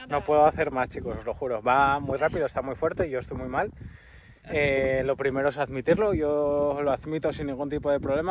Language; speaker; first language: Spanish; native; Spanish